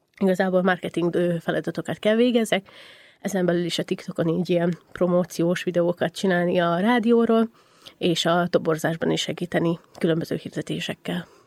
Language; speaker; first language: Hungarian; native; Hungarian